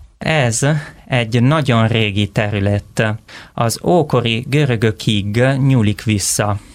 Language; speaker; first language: Hungarian; non-native, learner; Italian